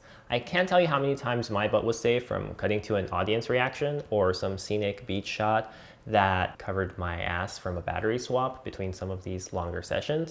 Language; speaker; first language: English; native; English